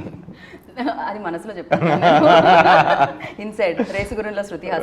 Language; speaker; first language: Telugu; native; Telugu